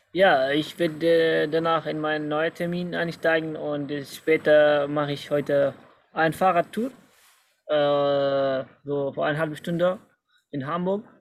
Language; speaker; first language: German; non-native, fluent; Arabic